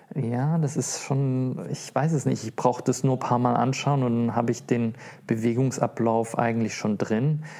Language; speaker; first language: German; native; German